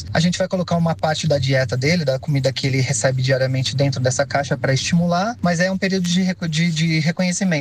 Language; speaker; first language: Portuguese; native; Portuguese